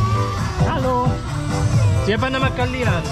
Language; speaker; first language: Indonesian; non-native, learner; German